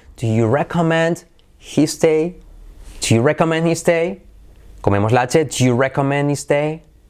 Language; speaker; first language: English; non-native, fluent; Spanish